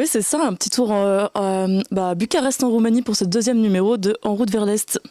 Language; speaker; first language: French; native; French